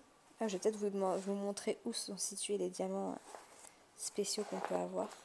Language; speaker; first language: French; native; French